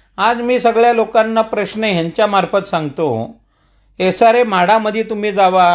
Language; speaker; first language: Marathi; non-native, local second language; Marwari